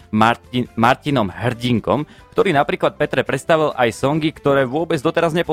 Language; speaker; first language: Slovak; native; Slovak